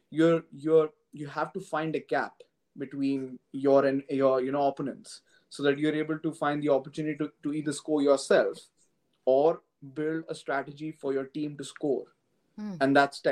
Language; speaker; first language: English; non-native, local second language; Hindi